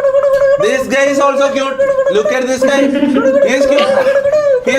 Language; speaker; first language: English; non-native, local second language; Malayalam